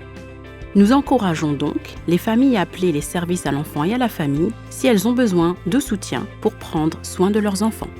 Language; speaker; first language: French; native; French